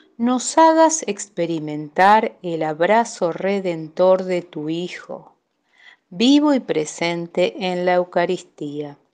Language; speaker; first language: Spanish; native; Spanish